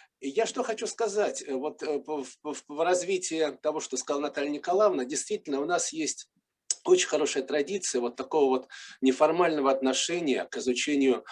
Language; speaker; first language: Russian; native; Russian